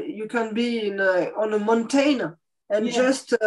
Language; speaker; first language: English; non-native, fluent; French